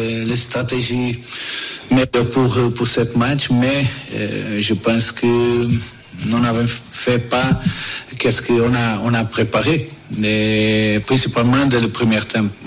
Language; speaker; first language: French; non-native, learner; Portuguese